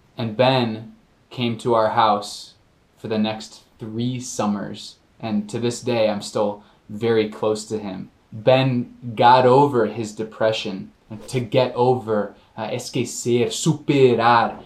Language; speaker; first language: English; native; English